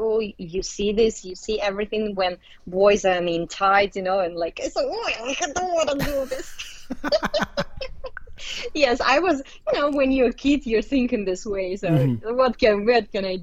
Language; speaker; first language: English; non-native, fluent; Uzbek